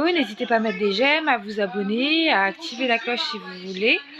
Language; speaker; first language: French; native; French